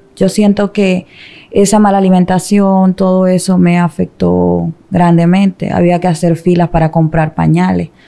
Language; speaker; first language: Spanish; native; Spanish